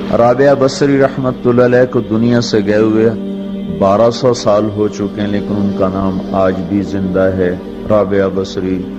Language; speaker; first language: Urdu; non-native, local second language; Punjabi